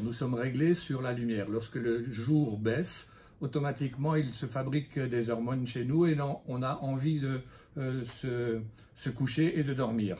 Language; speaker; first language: French; native; French